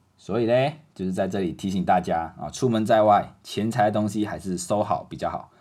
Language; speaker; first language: Chinese; native; Chinese